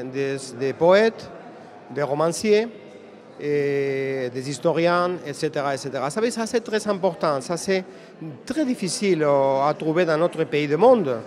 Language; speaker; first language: French; non-native, fluent; Spanish